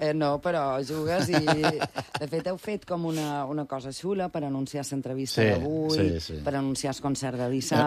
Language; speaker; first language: Catalan; native; Catalan